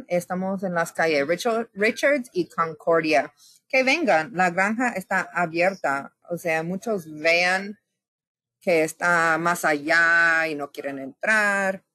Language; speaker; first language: Spanish; non-native, fluent; English